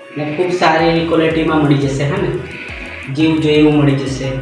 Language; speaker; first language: Gujarati; non-native, local second language; Rathawi